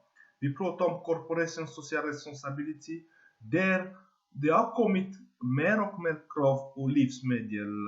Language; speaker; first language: Swedish; non-native, fluent; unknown